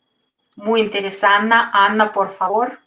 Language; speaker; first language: Spanish; non-native, fluent; Russian